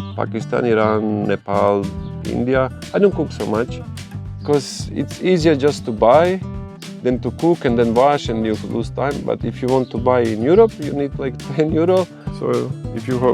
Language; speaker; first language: English; non-native, fluent; Croatian